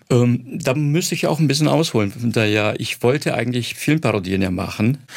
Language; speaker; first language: German; non-native, fluent; Croatian